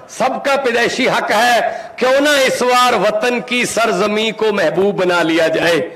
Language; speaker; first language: Hindi; non-native, local second language; Punjabi